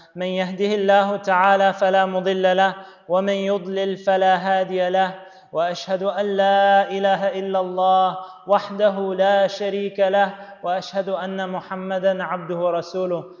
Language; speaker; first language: Arabic; non-native, fluent; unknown